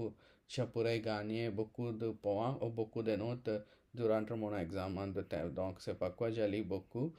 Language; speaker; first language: French; non-native, learner; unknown